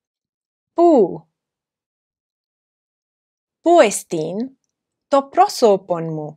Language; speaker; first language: Greek; non-native, fluent; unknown